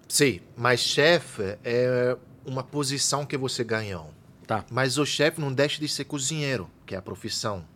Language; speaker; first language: Portuguese; non-native, fluent; Italian